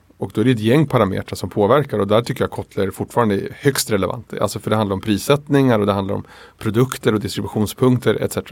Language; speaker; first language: Swedish; early bilingual, other home language; Spanish